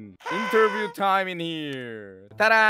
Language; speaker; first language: English; non-native, learner; Korean